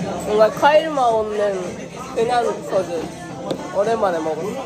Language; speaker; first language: Korean; non-native, learner; Japanese